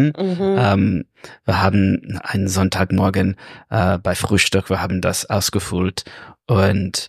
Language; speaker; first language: German; non-native, learner; English